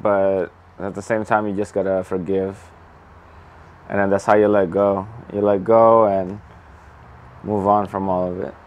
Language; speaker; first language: English; early bilingual, other home language; Indonesian